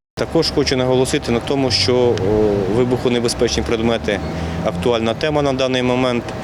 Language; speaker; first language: Ukrainian; native; Ukrainian